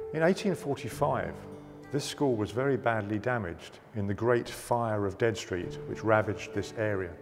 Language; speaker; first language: English; native; English